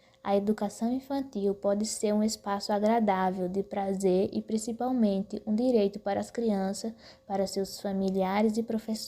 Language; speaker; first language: Portuguese; native; Portuguese